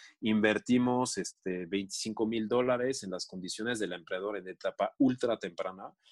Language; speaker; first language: Spanish; non-native, fluent; French